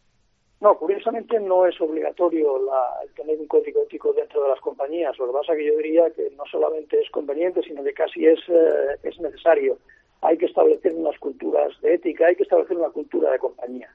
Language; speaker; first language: Spanish; native; Spanish